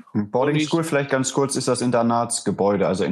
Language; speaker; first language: German; native; German